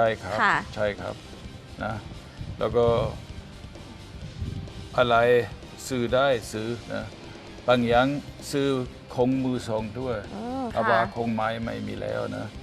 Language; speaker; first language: Thai; non-native, fluent; German